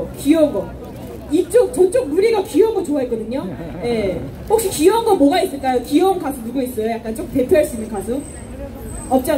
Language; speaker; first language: Korean; non-native, fluent; Japanese